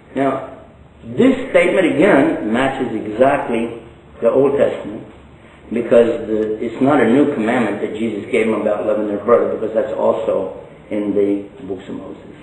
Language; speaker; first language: English; native; English